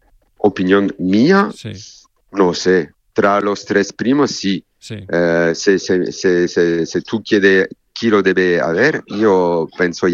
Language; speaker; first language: Spanish; non-native, learner; French